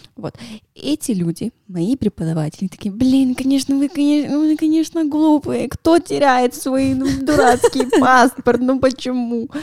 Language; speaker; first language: Russian; non-native, fluent; Spanish